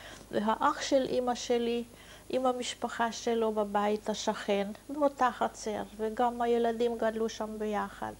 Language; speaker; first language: Hebrew; non-native, fluent; Hungarian